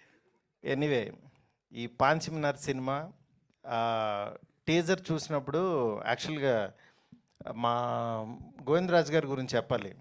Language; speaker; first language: Telugu; native; Telugu